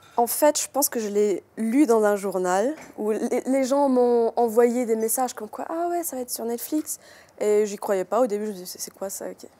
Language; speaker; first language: French; native; French